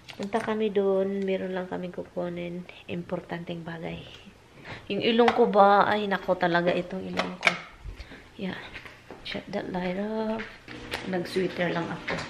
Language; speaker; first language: Filipino; non-native, local second language; Cebuano